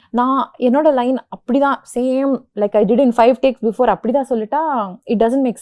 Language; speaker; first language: Tamil; non-native, local second language; Kannada